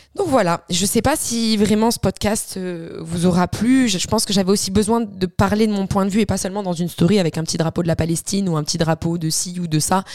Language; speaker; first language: French; early bilingual, other home language; Arabic